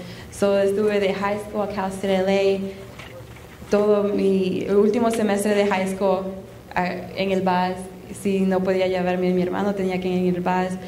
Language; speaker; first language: Spanish; early bilingual, heritage; Spanish